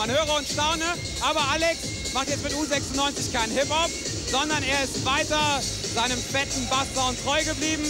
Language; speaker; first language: German; native; German